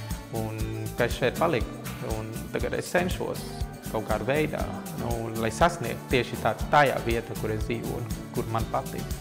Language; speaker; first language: Latvian; non-native, fluent; Vietnamese